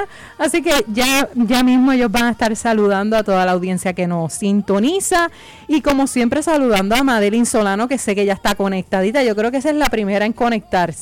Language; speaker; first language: Spanish; native; Spanish